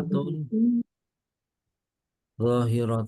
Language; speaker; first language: Arabic; non-native, fluent; Indonesian